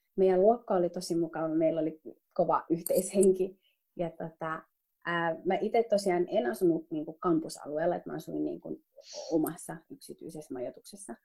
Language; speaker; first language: Finnish; early bilingual, other home language; Somali